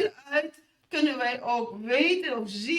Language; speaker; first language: Dutch; non-native, fluent; Indonesian